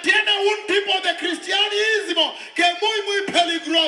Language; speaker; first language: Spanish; non-native, learner; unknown